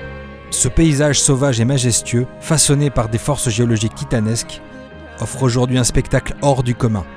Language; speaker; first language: French; native; French